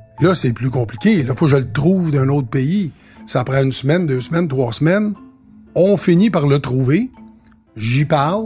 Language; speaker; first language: French; native; French